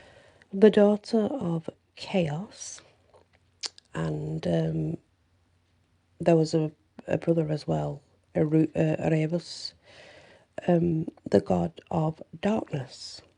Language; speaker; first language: English; native; English